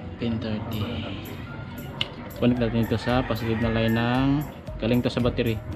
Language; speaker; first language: Filipino; non-native, local second language; Cebuano